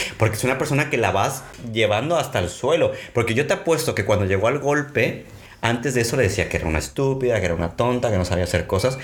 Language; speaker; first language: Spanish; native; Spanish